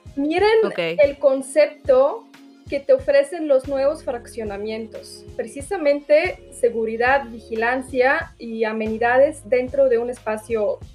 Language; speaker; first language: Spanish; non-native, fluent; Bulgarian